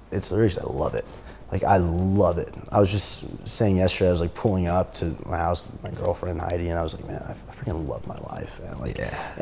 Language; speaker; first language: English; native; English